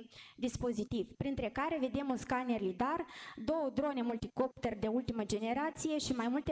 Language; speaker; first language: Romanian; native; Romanian